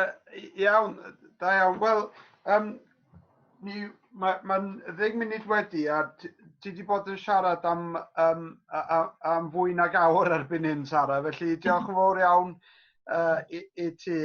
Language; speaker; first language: Welsh; native; Welsh